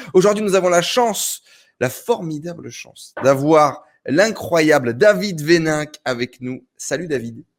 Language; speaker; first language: French; native; French